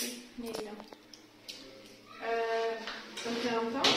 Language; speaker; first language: Polish; native; Polish